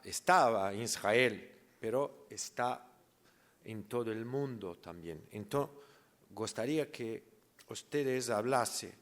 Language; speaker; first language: Spanish; non-native, learner; Portuguese